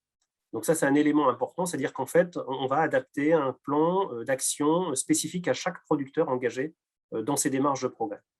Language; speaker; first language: French; native; French